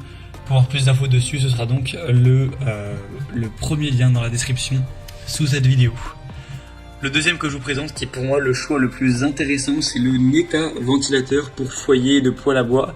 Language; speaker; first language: French; native; French